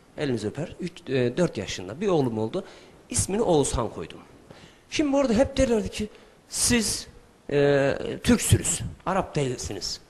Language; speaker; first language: Turkish; early bilingual, heritage; Turkish